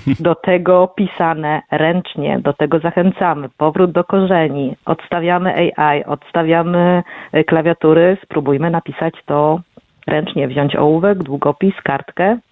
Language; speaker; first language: Polish; native; Polish